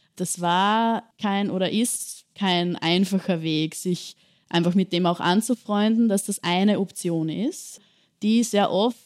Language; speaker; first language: German; native; German